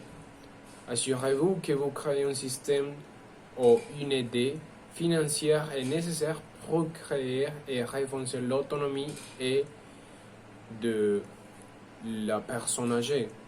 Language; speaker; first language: French; non-native, learner; Spanish